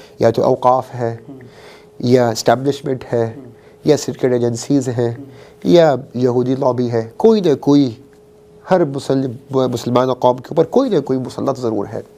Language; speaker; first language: Urdu; early bilingual, heritage; Urdu